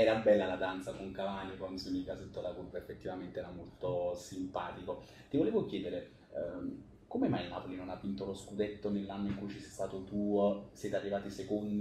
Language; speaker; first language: Italian; native; Italian